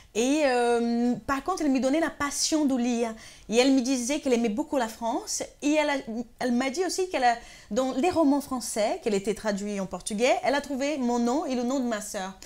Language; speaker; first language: French; non-native, fluent; Portuguese